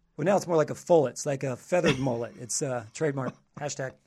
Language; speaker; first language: English; native; English